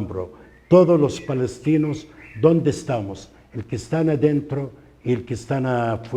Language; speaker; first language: Spanish; non-native, fluent; Arabic